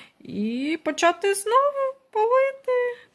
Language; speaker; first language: Ukrainian; non-native, local second language; Russian